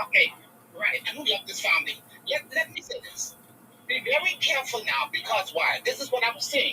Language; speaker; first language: English; native; English